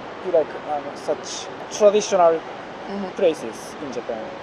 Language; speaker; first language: English; non-native, fluent; Japanese